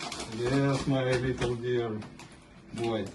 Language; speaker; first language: English; non-native, learner; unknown